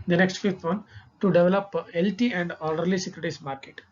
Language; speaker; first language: English; non-native, local second language; Kannada